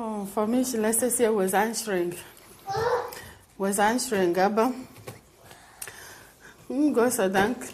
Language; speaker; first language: German; non-native, learner; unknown